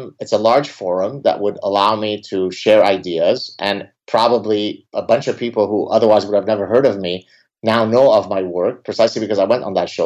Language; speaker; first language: English; early bilingual, other home language; Arabic